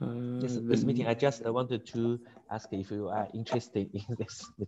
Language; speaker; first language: English; non-native, learner; Chinese